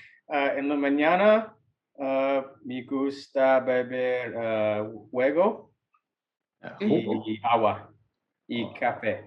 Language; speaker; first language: Spanish; non-native, learner; English